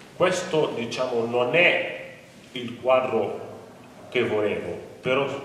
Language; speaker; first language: Italian; non-native, fluent; French